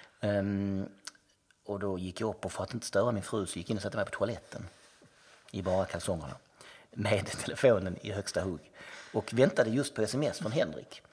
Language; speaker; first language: Swedish; native; Swedish